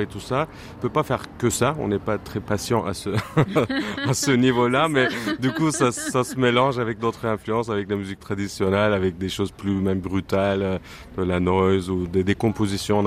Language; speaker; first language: French; non-native, fluent; Turkish